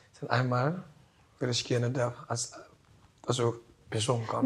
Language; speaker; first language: German; non-native, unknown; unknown